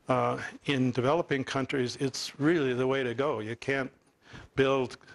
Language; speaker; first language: English; native; English